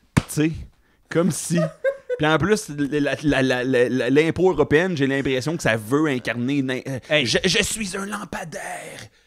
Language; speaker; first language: French; native; French